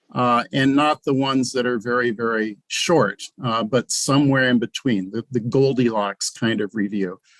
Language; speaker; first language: English; native; English